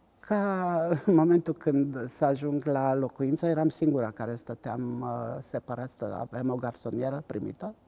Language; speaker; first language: Romanian; non-native, local second language; Hungarian